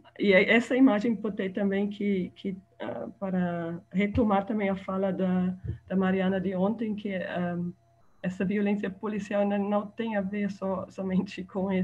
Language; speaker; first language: Portuguese; non-native, fluent; German